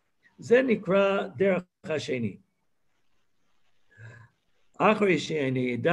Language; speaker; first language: Hebrew; non-native, fluent; English